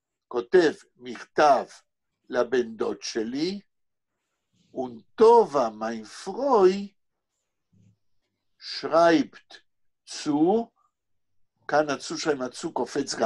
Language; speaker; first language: Hebrew; native; Hebrew